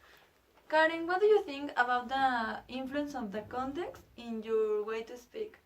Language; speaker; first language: English; non-native, learner; Spanish